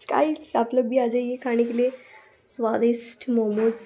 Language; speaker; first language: Hindi; non-native, local second language; Marathi